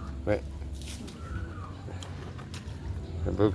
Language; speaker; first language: French; native; French